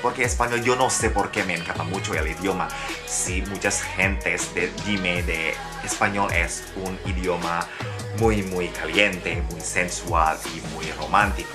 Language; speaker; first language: Spanish; non-native, learner; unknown